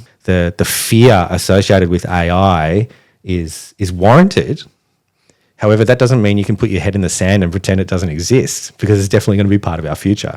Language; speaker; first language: English; native; English